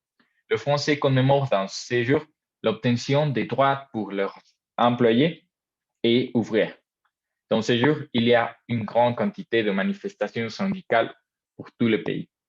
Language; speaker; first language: French; non-native, learner; Spanish